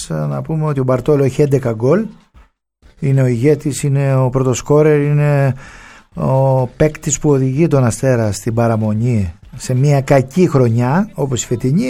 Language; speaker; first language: Greek; native; Greek